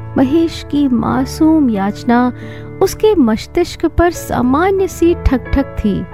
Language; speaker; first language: Hindi; native; Hindi